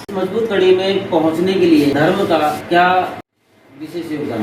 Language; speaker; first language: Hindi; native; Hindi